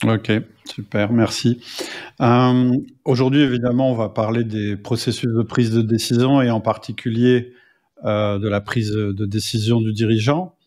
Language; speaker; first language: French; native; French